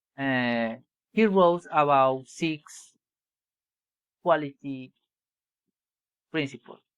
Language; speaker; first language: English; non-native, learner; Spanish